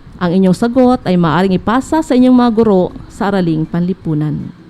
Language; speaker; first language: Filipino; non-native, local second language; Bikol